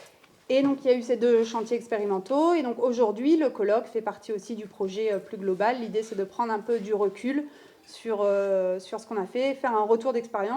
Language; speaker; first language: French; native; French